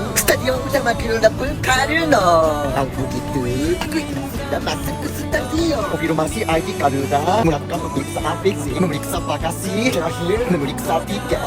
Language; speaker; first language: Indonesian; non-native, learner; Japanese